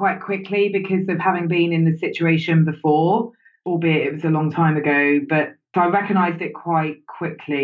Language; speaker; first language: English; native; English